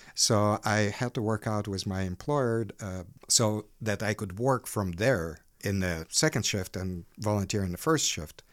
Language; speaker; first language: English; non-native, fluent; Ukrainian